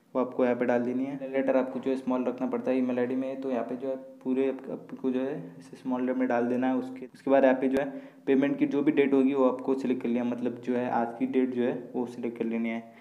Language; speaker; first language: Hindi; non-native, local second language; Marathi